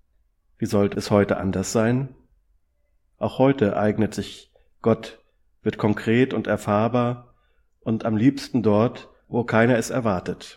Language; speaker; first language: German; native; German